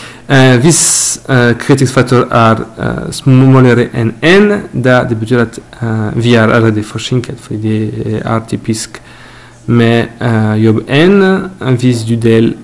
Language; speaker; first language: Norwegian; non-native, learner; French